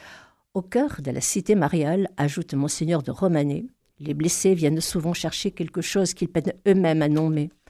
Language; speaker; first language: French; native; French